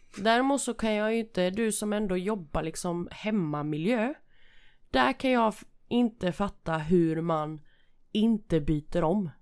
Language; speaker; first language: Swedish; native; Swedish